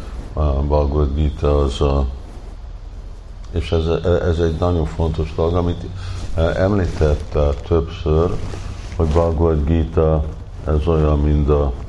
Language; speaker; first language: Hungarian; early bilingual, heritage; Hungarian